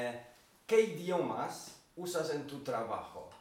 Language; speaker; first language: Spanish; non-native, fluent; Polish